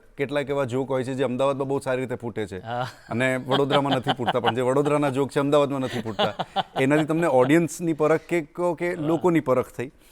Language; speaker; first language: Gujarati; non-native, local second language; Marwari